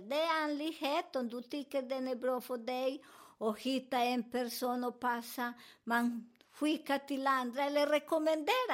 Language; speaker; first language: Swedish; non-native, learner; Spanish